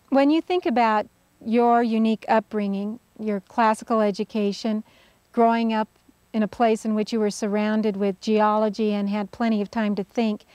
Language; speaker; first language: English; native; English